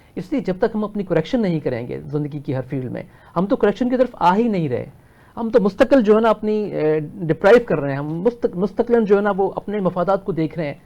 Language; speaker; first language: Urdu; non-native, local second language; Punjabi